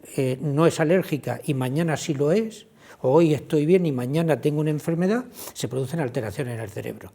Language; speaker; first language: Spanish; native; Spanish